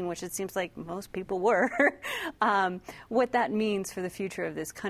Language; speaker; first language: English; native; English